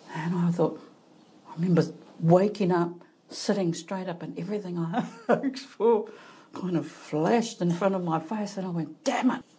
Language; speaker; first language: English; native; English